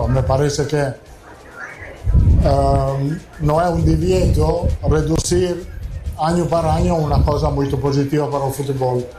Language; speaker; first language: Portuguese; non-native, fluent; Italian